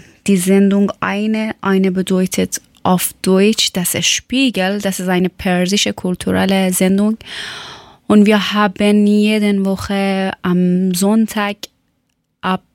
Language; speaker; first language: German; non-native, learner; Persian